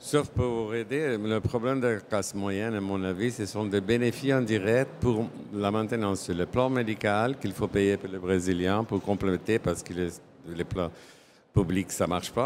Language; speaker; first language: French; non-native, fluent; Portuguese